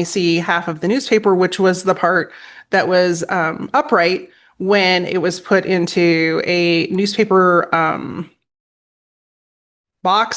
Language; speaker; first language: English; native; English